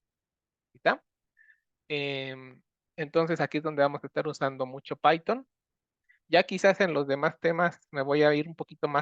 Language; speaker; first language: Spanish; native; Spanish